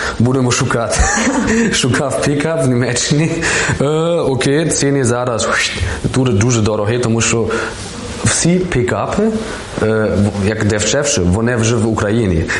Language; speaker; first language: Ukrainian; non-native, learner; German